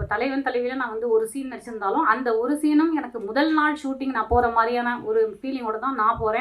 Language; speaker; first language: Tamil; native; Tamil